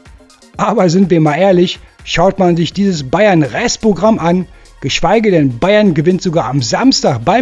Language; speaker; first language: German; native; German